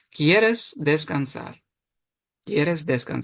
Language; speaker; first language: Spanish; non-native, fluent; Ukrainian